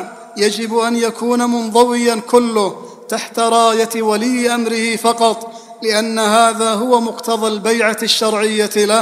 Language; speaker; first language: Arabic; native; Arabic